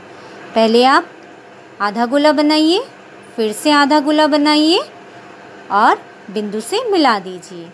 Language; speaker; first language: Hindi; native; Hindi